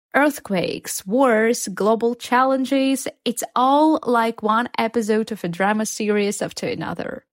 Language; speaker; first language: English; non-native, fluent; Ukrainian